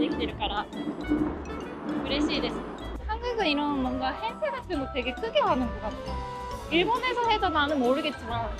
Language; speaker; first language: Korean; early bilingual, heritage; Japanese